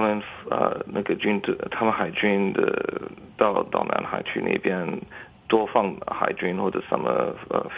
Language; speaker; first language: Chinese; early bilingual, heritage; English